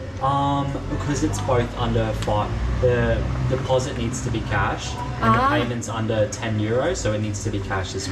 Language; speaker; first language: English; non-native, fluent; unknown